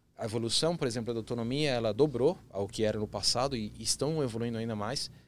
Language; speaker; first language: Portuguese; early bilingual, other home language; Spanish